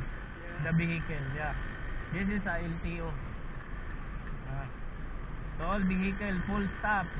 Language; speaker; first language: English; non-native, learner; Arabic